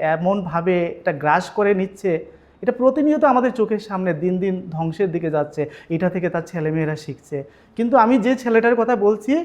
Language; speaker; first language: Bangla; native; Bangla